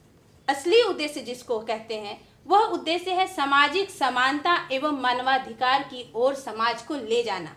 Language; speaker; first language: Hindi; native; Hindi